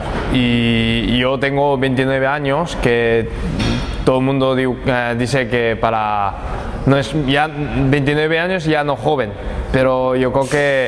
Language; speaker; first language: Spanish; non-native, learner; Japanese